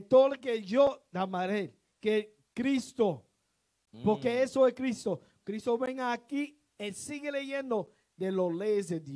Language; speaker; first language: Spanish; non-native, learner; English